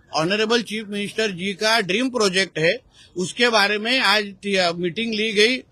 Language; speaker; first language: Hindi; non-native, local second language; Marathi